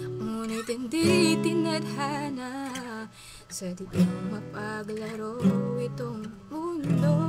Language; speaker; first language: Filipino; native; Filipino